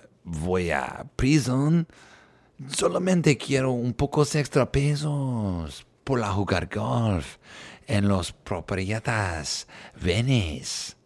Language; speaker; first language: Spanish; non-native, learner; English